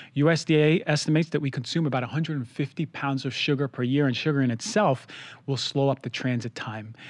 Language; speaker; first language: English; native; English